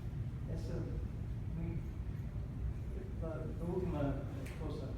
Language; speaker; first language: Spanish; non-native, fluent; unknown